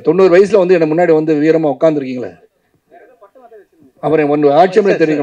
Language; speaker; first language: Tamil; native; Tamil